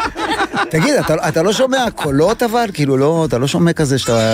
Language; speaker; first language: Hebrew; native; Hebrew